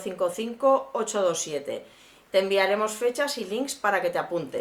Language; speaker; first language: Spanish; native; Spanish